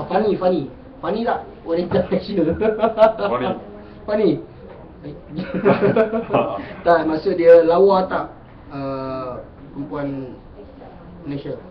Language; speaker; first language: Malay; native; Malay